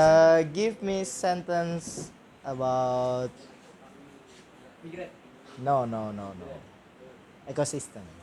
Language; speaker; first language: English; non-native, learner; Indonesian